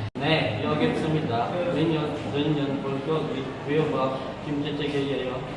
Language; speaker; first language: Korean; non-native, learner; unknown